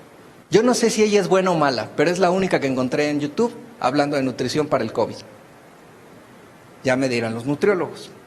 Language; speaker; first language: Spanish; native; Spanish